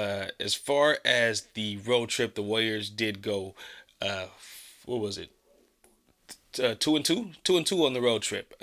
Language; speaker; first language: English; native; English